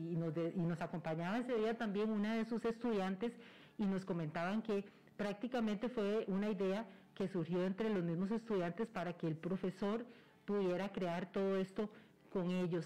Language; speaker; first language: Spanish; native; Spanish